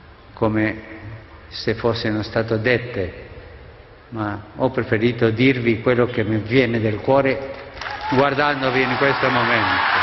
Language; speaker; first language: Italian; non-native, fluent; Spanish